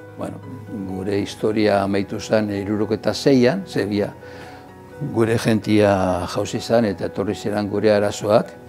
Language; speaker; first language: Basque; native; Basque